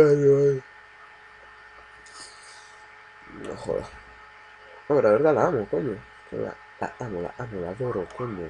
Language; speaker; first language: Spanish; native; Spanish